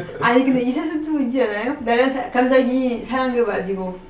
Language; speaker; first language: Korean; non-native, fluent; French